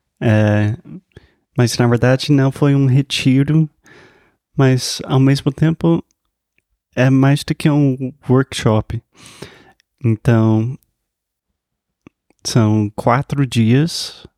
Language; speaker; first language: Portuguese; non-native, fluent; English